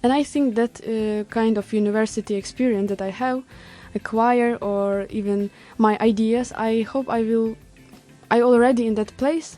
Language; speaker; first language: English; non-native, learner; Ukrainian